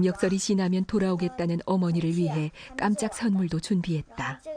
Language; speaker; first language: Korean; native; Korean